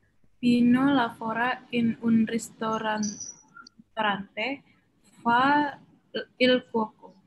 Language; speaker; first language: Italian; non-native, learner; Indonesian